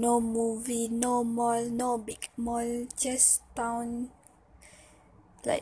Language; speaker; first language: English; non-native, local second language; Malay